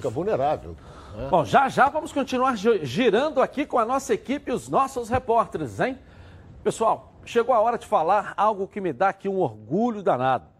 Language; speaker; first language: Portuguese; native; Portuguese